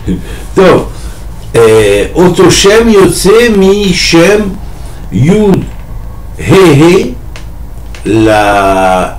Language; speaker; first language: Hebrew; non-native, fluent; French